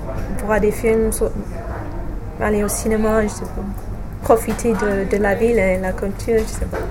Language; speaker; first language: French; non-native, fluent; English